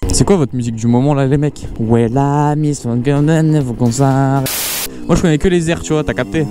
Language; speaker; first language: French; native; French